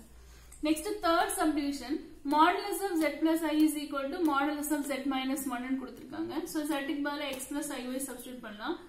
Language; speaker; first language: Tamil; native; Tamil